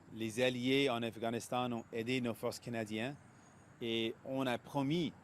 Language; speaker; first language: French; non-native, local second language; English